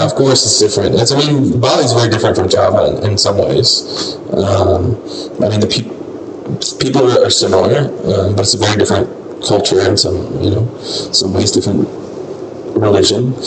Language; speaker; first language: English; non-native, fluent; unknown